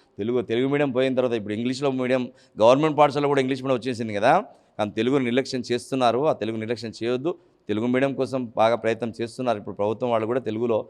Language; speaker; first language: Telugu; native; Telugu